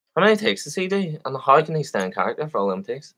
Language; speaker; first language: English; native; English